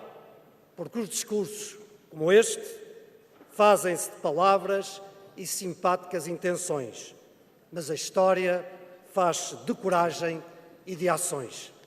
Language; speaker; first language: Portuguese; native; Portuguese